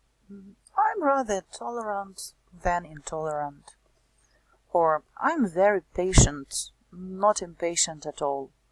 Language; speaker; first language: English; non-native, fluent; Ukrainian